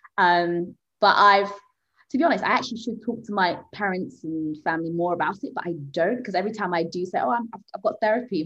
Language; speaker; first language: English; early bilingual, other home language; Swahili